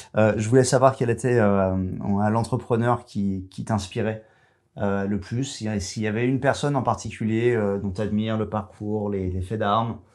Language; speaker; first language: French; native; French